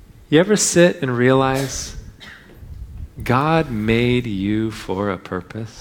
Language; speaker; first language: English; native; English